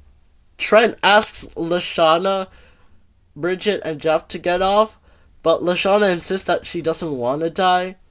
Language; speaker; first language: English; native; English